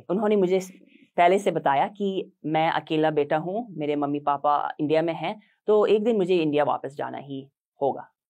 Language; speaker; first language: Hindi; non-native, fluent; English